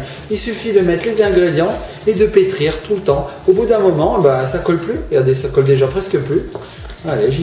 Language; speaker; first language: French; native; French